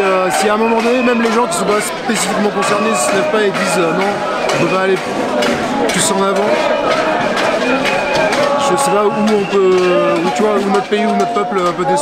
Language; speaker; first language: French; native; French